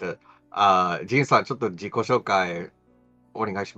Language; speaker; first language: Japanese; non-native, fluent; English